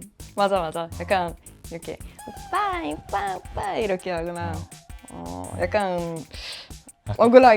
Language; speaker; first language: Korean; non-native, fluent; Swedish